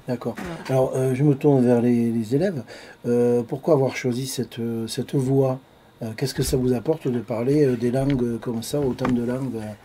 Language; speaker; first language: French; native; French